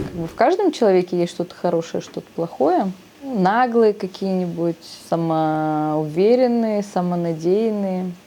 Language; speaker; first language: Russian; native; Russian